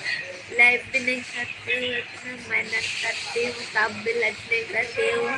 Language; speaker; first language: Hindi; non-native, local second language; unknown